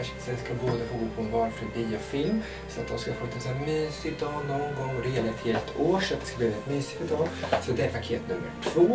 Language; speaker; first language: Swedish; native; Swedish